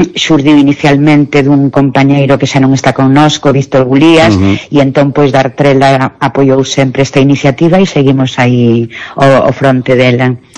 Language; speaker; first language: Galician; native; Galician